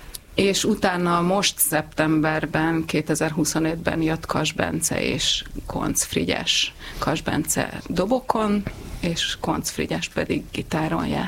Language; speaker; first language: Hungarian; native; Hungarian